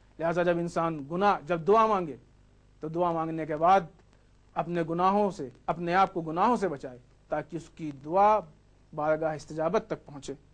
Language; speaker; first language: Urdu; native; Urdu